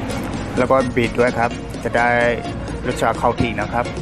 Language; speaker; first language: Thai; non-native, fluent; Burmese